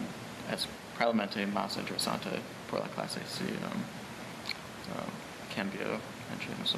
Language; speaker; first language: Spanish; non-native, learner; English